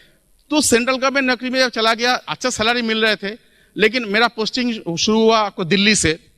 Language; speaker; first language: Hindi; non-native, local second language; Bangla